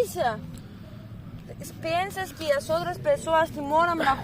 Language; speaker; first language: Portuguese; non-native, learner; Greek